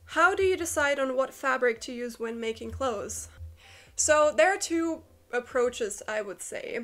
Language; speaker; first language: English; non-native, fluent; German